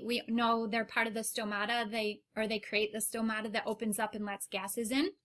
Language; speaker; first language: English; native; English